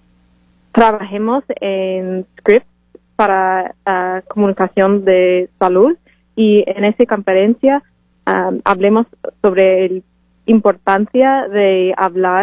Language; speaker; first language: Spanish; non-native, learner; English